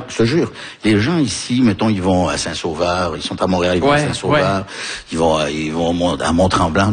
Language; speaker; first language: French; early bilingual, heritage; French